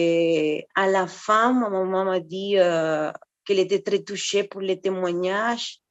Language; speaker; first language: French; non-native, fluent; Spanish